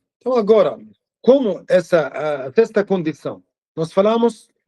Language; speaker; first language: Portuguese; non-native, fluent; Arabic